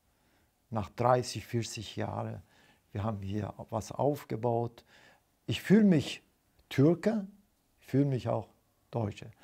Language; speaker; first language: German; non-native, fluent; Turkish